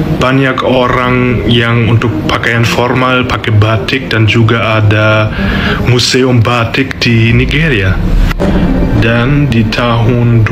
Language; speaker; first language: Indonesian; non-native, fluent; German